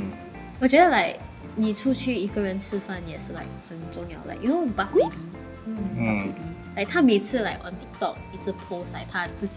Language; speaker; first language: Chinese; non-native, local second language; English